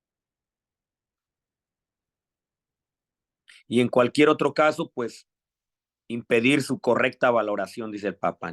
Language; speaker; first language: Spanish; native; Spanish